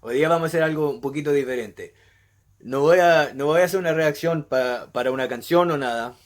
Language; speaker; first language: Spanish; early bilingual, heritage; Spanish